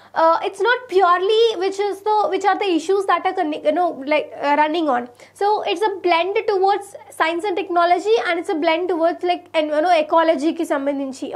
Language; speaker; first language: English; non-native, local second language; Telugu